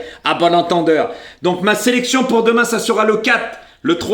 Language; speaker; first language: French; native; French